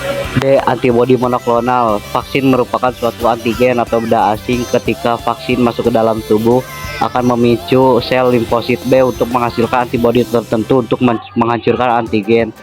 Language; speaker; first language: Indonesian; native; Indonesian